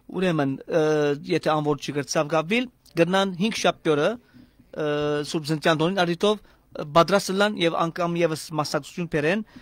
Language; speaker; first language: Armenian; early bilingual, heritage; Armenian